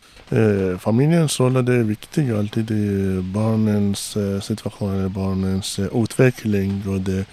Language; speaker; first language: Swedish; non-native, fluent; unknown